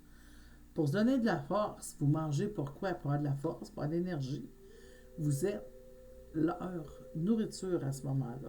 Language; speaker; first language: French; native; French